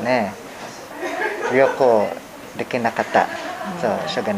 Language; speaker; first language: Japanese; non-native, learner; Hiligaynon